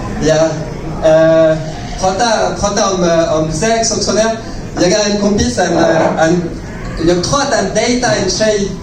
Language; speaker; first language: Swedish; non-native, learner; French